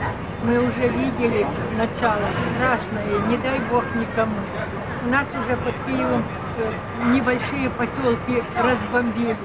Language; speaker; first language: Russian; native; Russian